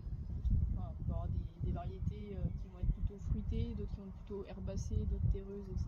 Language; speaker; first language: French; native; French